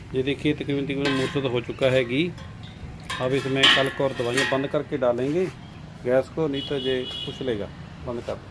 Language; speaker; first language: Hindi; non-native, local second language; Punjabi